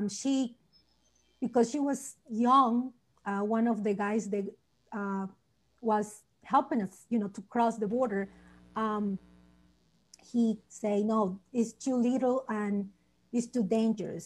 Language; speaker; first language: English; non-native, learner; Spanish